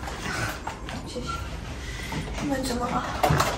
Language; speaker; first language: Chinese; non-native, learner; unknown